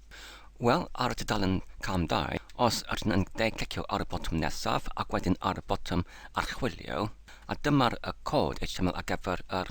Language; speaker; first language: Welsh; non-native, learner; English